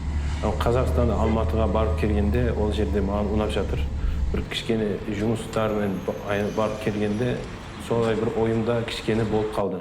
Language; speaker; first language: Kazakh; early bilingual, heritage; Kazakh